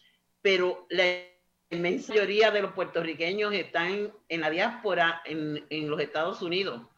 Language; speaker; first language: Spanish; native; Spanish